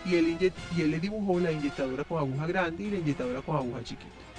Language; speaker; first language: Spanish; native; Spanish